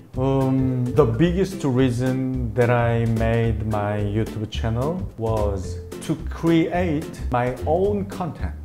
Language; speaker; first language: English; non-native, learner; Korean